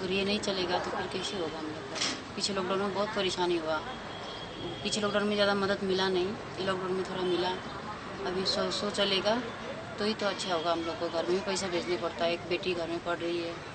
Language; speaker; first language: Hindi; non-native, learner; Nepali